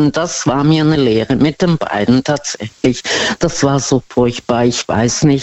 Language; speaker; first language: German; non-native, fluent; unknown